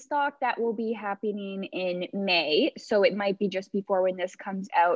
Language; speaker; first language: English; native; English